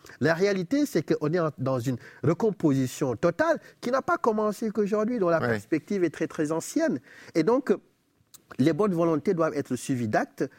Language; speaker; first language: French; non-native, local second language; Wolof